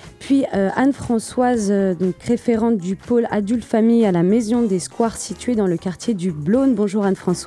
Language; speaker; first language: French; native; French